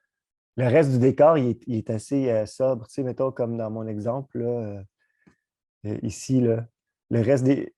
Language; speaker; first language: French; native; French